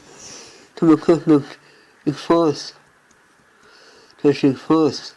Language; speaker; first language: Irish; non-native, learner; English